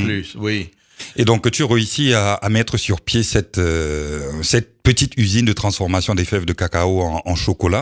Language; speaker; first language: French; native; French